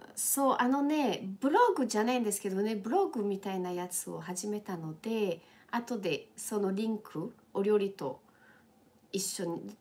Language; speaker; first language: Japanese; non-native, fluent; French